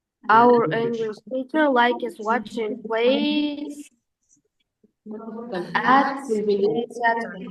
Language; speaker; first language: English; non-native, learner; Kazakh